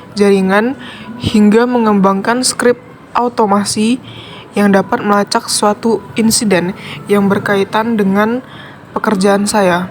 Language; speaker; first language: Indonesian; native; Indonesian